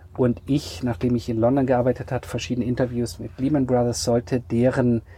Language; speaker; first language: German; native; German